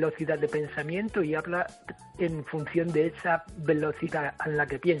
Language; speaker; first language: Spanish; non-native, fluent; English